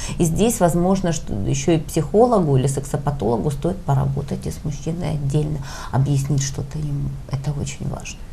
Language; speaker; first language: Russian; native; Russian